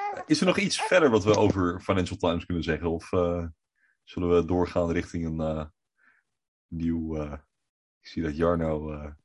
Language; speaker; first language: Dutch; native; Dutch